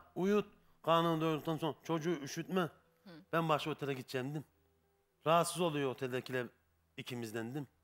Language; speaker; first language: Turkish; native; Turkish